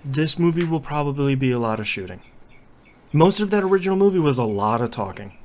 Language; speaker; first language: English; native; English